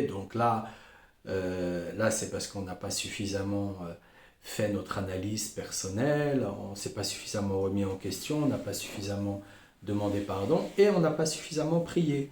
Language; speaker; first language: French; native; French